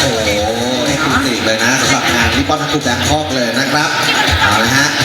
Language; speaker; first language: Thai; native; Thai